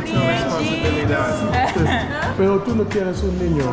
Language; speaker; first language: Spanish; non-native, learner; English